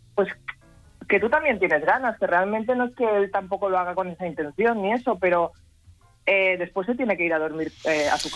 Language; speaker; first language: Spanish; native; Spanish